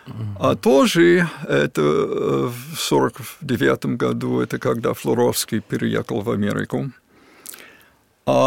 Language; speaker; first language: Russian; non-native, fluent; English